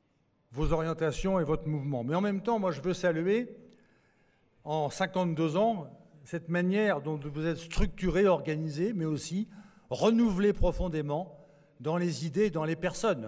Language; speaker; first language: French; native; French